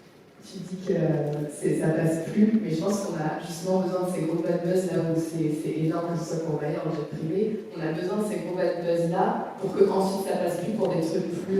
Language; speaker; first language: French; native; French